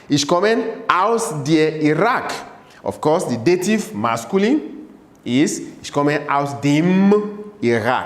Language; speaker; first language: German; non-native, learner; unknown